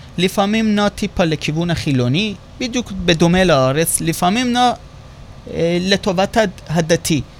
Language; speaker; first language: Hebrew; non-native, fluent; Persian